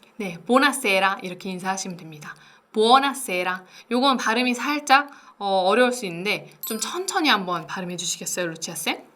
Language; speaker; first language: Korean; native; Korean